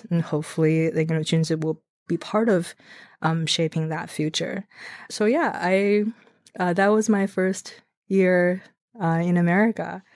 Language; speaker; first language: English; non-native, fluent; Chinese